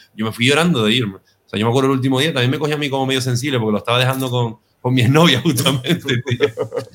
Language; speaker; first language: Spanish; native; Spanish